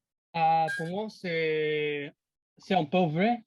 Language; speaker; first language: French; non-native, learner; English